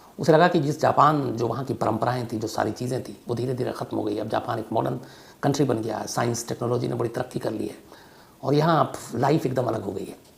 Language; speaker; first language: Hindi; native; Hindi